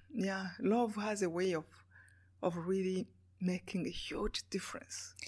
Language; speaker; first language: English; non-native, local second language; Kinyarwanda